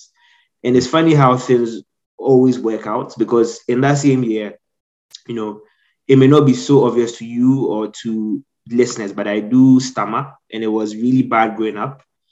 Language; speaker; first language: English; non-native, local second language; Akan